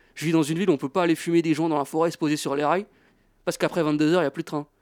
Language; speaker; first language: French; native; French